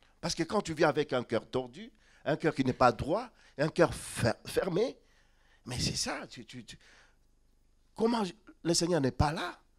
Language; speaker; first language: French; non-native, local second language; Lingala